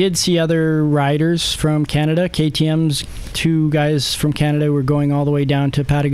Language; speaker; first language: English; native; English